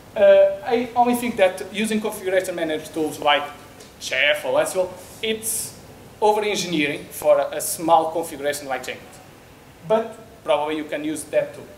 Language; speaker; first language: English; non-native, learner; Portuguese